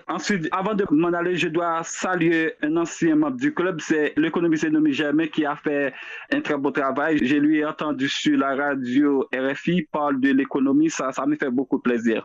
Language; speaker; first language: French; non-native, local second language; Haitian Creole